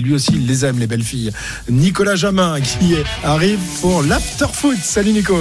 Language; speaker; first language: French; native; French